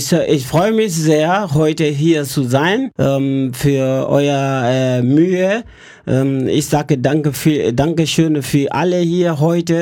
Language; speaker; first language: German; non-native, learner; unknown